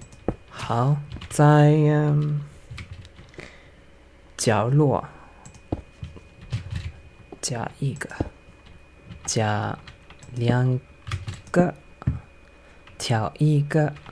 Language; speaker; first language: Chinese; non-native, learner; English